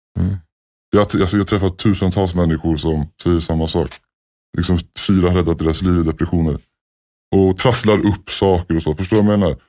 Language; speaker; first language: Swedish; native; Swedish